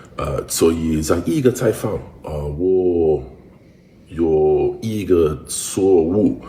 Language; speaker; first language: Chinese; non-native, learner; English